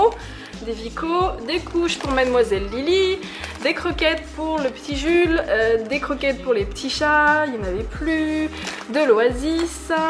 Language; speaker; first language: French; native; French